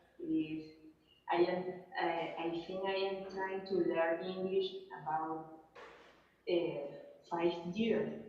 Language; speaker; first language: English; non-native, learner; Spanish